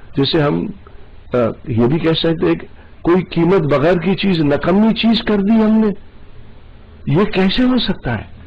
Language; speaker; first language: Urdu; non-native, local second language; Gujarati